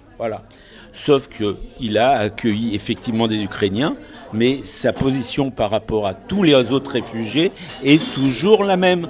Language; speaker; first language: French; native; French